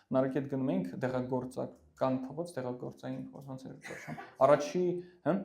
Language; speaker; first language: Armenian; early bilingual, heritage; Armenian